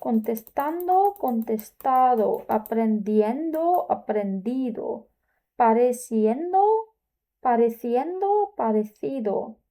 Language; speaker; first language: Spanish; non-native, learner; English